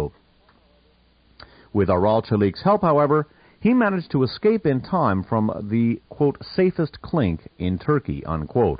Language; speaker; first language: English; native; English